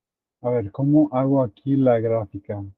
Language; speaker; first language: Spanish; native; Spanish